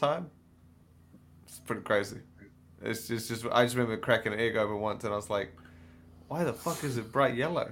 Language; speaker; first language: English; native; English